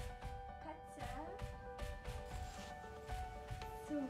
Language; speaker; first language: German; non-native, fluent; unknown